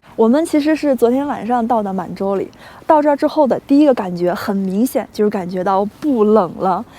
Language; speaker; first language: Chinese; native; Chinese